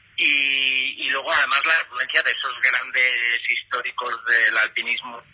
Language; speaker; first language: Spanish; native; Spanish